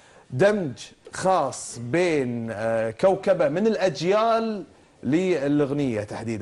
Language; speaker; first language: Arabic; native; Arabic